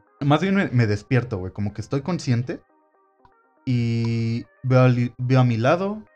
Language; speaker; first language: Spanish; native; Spanish